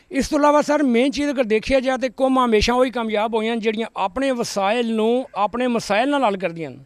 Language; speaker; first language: Punjabi; native; Punjabi